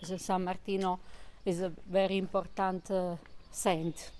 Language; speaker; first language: English; non-native, learner; Italian